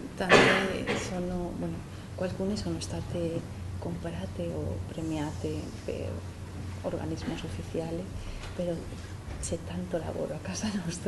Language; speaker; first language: Italian; non-native, learner; Spanish